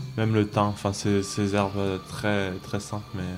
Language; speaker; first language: French; native; French